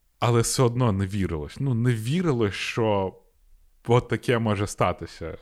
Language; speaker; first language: Ukrainian; non-native, local second language; Russian